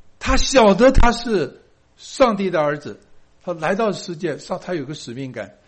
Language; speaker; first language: Chinese; native; Chinese